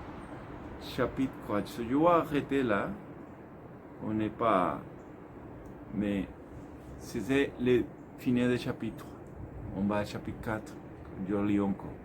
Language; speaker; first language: French; non-native, learner; Spanish